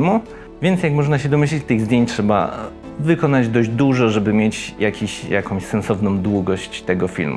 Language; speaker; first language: Polish; native; Polish